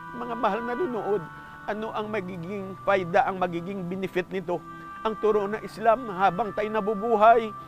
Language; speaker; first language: Filipino; non-native, local second language; Hiligaynon